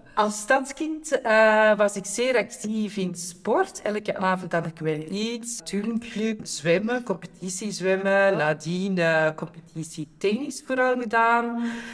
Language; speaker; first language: Dutch; native; Dutch